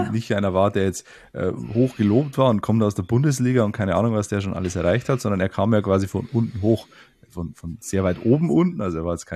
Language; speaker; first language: German; native; German